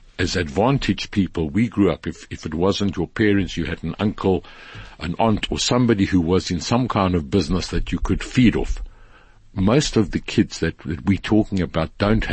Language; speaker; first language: English; native; English